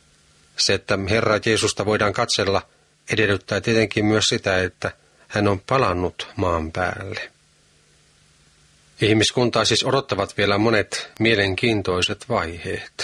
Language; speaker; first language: Finnish; native; Finnish